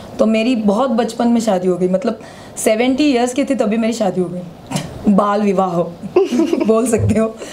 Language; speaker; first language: Hindi; non-native, local second language; Marathi